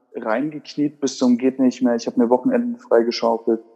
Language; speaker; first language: German; native; German